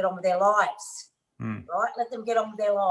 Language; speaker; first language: English; native; English